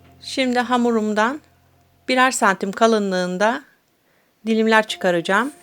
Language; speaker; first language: Turkish; native; Turkish